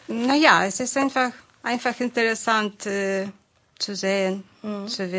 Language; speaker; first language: German; non-native, fluent; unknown